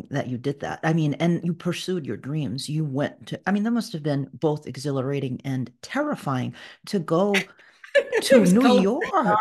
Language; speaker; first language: English; early bilingual, other home language; Portuguese